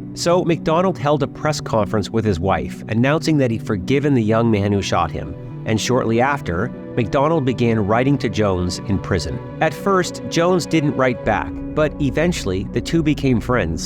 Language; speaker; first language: English; native; English